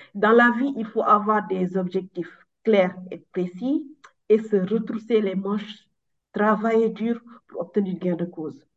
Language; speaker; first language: French; non-native, local second language; Wolof